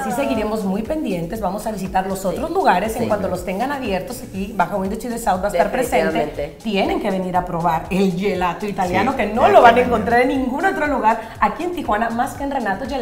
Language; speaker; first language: Spanish; native; Spanish